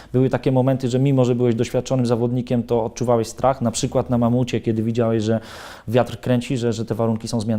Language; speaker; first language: Polish; native; Polish